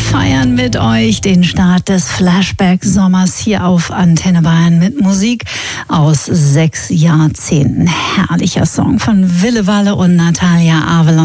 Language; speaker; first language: German; native; German